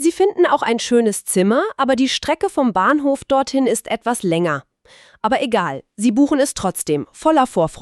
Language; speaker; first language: German; native; German